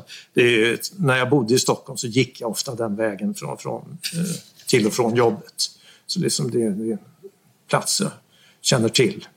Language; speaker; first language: Swedish; native; Swedish